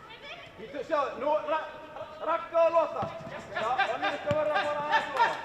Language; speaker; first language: Icelandic; non-native, learner; Swedish